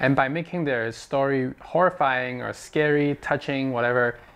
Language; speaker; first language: English; non-native, fluent; Chinese